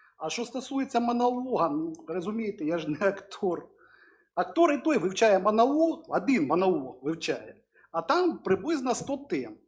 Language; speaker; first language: Ukrainian; non-native, local second language; Russian